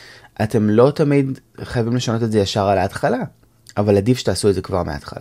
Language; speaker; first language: Hebrew; native; Hebrew